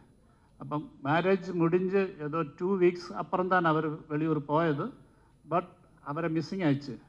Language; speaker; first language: Tamil; non-native, learner; Malayalam